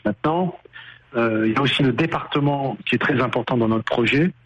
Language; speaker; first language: French; native; French